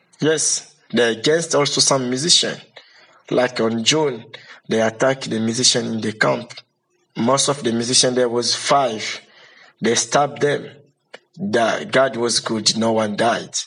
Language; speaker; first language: English; non-native, learner; Lingala